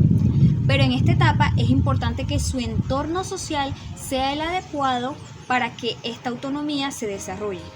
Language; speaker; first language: Spanish; native; Spanish